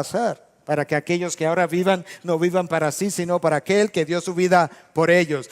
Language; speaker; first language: Spanish; native; Spanish